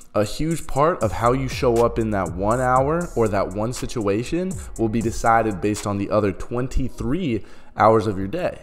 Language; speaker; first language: English; native; English